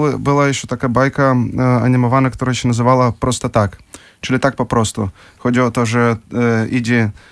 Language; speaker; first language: Polish; non-native, fluent; Russian